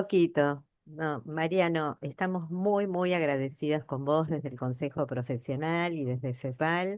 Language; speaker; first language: Spanish; native; Spanish